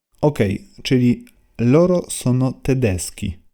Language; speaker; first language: Italian; non-native, learner; Polish